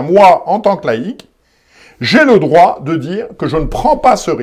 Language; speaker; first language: French; native; French